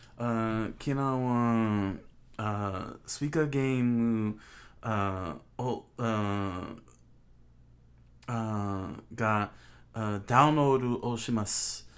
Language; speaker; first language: Japanese; non-native, learner; English